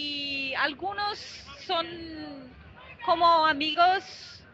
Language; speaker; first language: Spanish; non-native, fluent; Italian